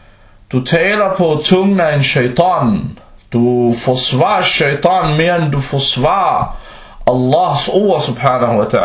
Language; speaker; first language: Danish; early bilingual, other home language; Arabic